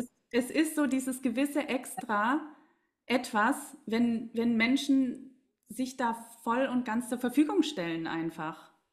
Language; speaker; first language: German; native; German